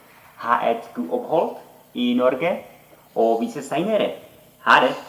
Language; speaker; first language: Norwegian; non-native, learner; Czech